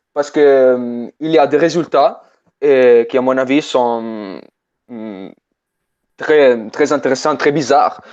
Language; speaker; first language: French; non-native, fluent; Italian